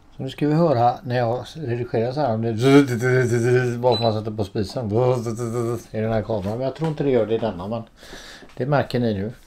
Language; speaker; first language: Swedish; native; Swedish